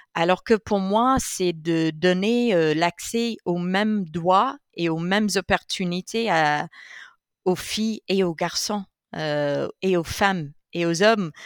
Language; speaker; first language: French; non-native, fluent; English